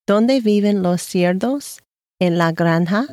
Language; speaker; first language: Spanish; non-native, learner; English